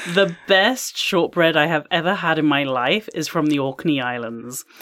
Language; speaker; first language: English; native; English